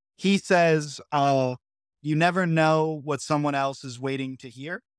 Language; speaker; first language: English; native; English